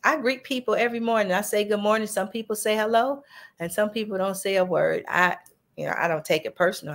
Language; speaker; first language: English; native; English